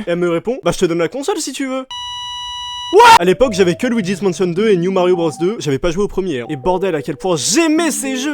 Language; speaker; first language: French; native; French